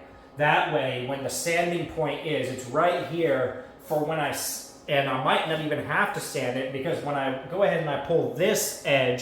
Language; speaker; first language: English; native; English